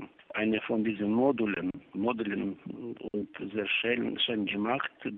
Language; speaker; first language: German; non-native, learner; Ukrainian